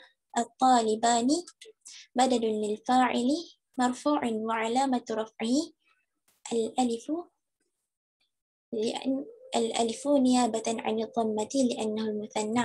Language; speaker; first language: Arabic; non-native, learner; Malay